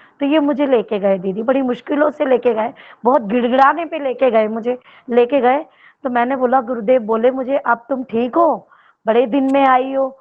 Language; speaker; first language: Hindi; native; Hindi